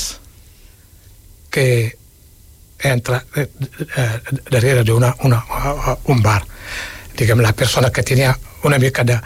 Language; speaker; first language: Catalan; non-native, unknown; Wolof